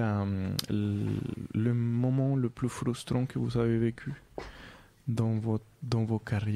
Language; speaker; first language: French; non-native, fluent; Spanish